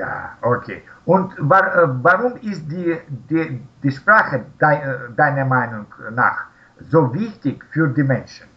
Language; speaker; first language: German; non-native, learner; Russian